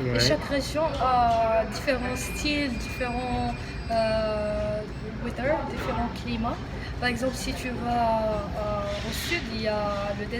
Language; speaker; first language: French; non-native, local second language; Arabic